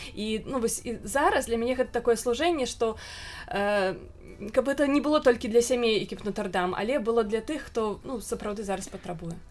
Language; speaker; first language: Belarusian; native; Belarusian